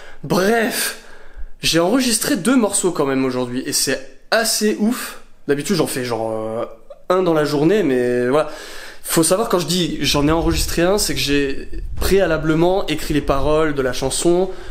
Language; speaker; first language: French; native; French